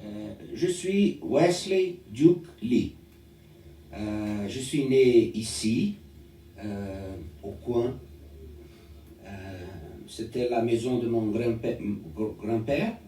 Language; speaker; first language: French; non-native, learner; Portuguese